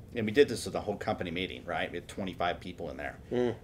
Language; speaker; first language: English; native; English